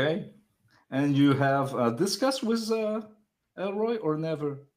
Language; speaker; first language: English; non-native, learner; French